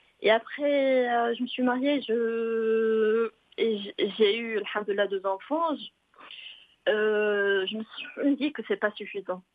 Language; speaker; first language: French; non-native, local second language; Arabic